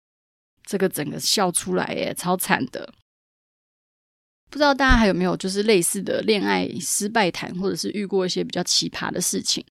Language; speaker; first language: Chinese; native; Chinese